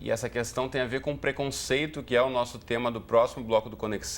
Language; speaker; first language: Portuguese; native; Portuguese